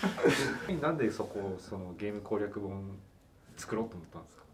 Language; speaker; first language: Japanese; native; Japanese